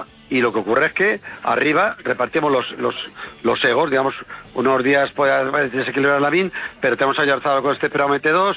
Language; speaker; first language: Spanish; native; Spanish